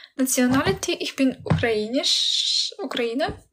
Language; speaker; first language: German; non-native, learner; Ukrainian